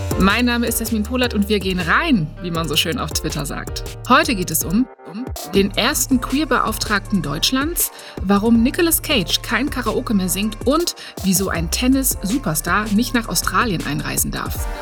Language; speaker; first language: German; native; German